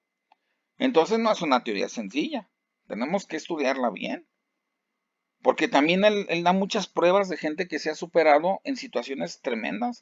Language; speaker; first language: Spanish; native; Spanish